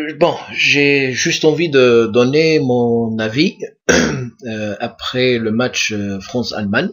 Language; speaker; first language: French; non-native, local second language; Arabic